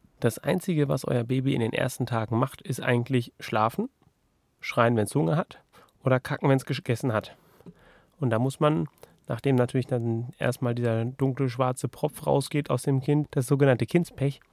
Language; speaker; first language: German; native; German